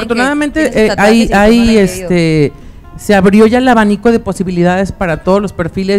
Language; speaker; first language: Spanish; native; Spanish